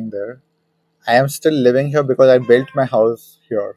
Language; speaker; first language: English; non-native, local second language; Hindi